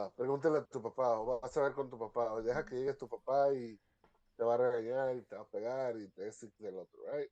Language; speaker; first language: Spanish; early bilingual, heritage; Spanish